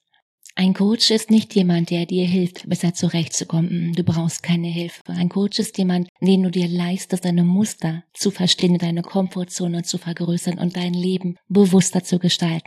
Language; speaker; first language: German; native; German